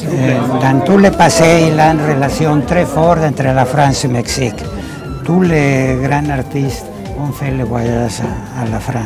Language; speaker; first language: French; non-native, learner; Spanish